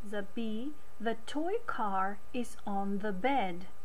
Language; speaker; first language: English; non-native, fluent; Macedonian